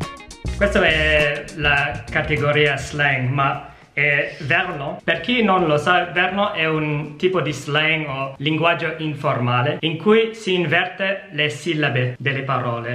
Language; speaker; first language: Italian; non-native, fluent; English